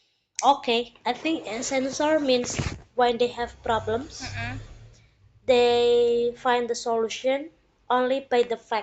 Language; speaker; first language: English; non-native, fluent; Indonesian